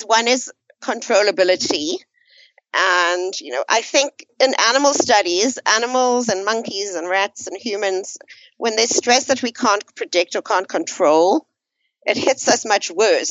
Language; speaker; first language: English; native; English